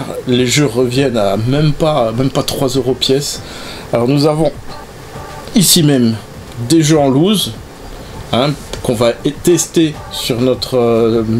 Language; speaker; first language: French; native; French